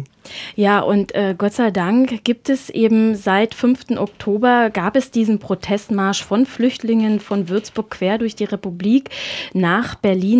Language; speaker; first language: German; native; German